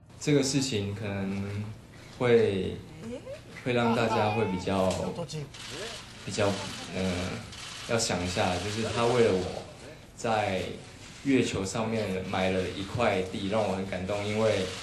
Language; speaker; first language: Chinese; non-native, fluent; Japanese